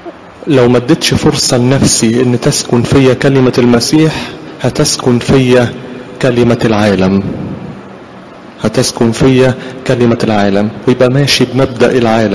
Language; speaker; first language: Arabic; native; Arabic